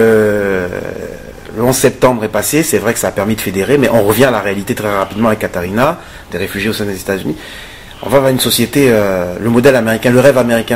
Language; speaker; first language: French; native; French